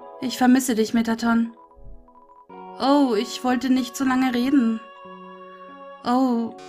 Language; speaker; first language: German; native; German